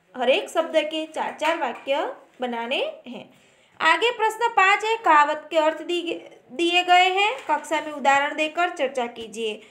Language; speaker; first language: Hindi; non-native, local second language; Gujarati